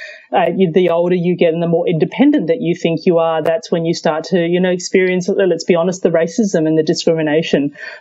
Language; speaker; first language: English; early bilingual, other home language; Cantonese